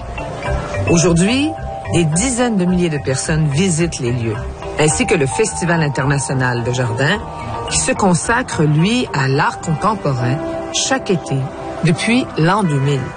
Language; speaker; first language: French; native; French